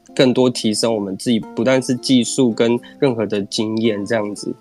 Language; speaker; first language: Chinese; native; Chinese